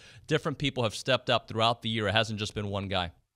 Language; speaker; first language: English; native; English